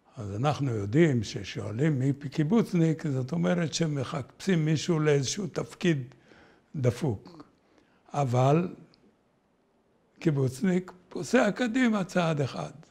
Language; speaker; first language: Hebrew; native; Hebrew